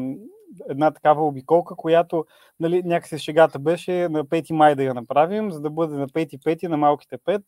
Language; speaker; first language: Bulgarian; native; Bulgarian